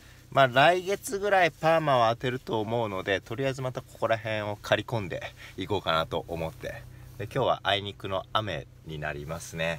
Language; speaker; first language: Japanese; native; Japanese